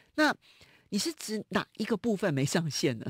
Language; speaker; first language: Chinese; native; Chinese